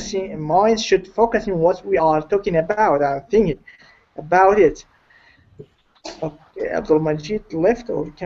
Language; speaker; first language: English; non-native, learner; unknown